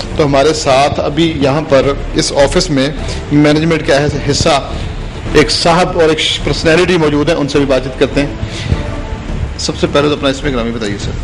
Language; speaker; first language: Urdu; native; Urdu